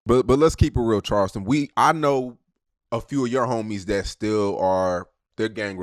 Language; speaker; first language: English; native; English